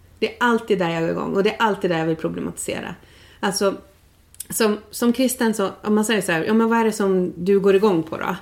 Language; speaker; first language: Swedish; native; Swedish